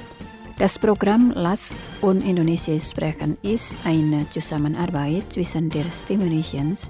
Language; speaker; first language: German; non-native, fluent; Indonesian